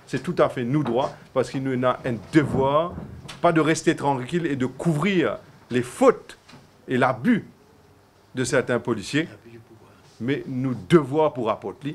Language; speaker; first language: French; non-native, local second language; Morisyen